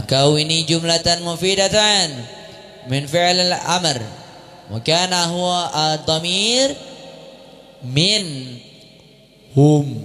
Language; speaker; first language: Arabic; non-native, fluent; Indonesian